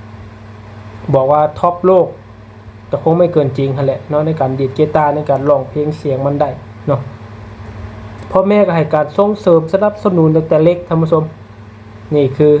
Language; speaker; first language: Thai; non-native, local second language; Lao